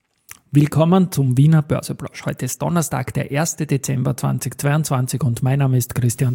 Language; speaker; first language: German; native; German